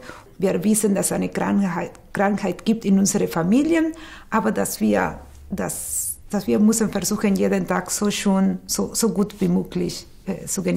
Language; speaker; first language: German; non-native, fluent; Portuguese